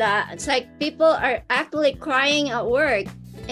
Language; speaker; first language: English; non-native, local second language; Filipino